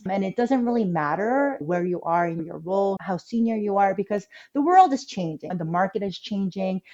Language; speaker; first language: English; early bilingual, other home language; Korean